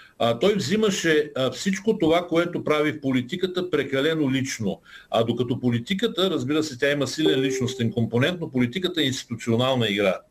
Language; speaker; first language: Bulgarian; native; Bulgarian